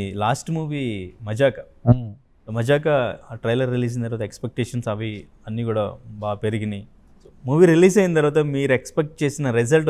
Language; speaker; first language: Telugu; native; Telugu